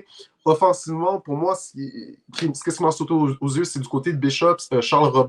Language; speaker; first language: French; native; French